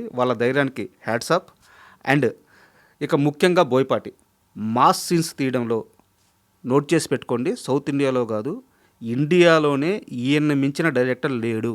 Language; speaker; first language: Telugu; native; Telugu